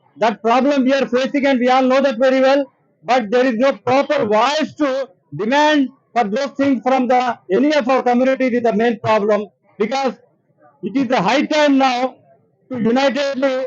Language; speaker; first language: English; non-native, local second language; Telugu